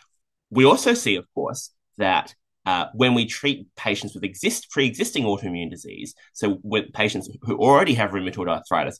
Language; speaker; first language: English; native; English